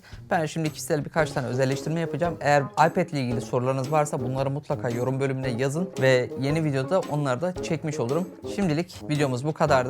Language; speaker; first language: Turkish; native; Turkish